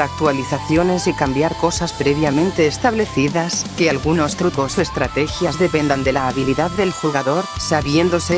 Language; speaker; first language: Spanish; native; Spanish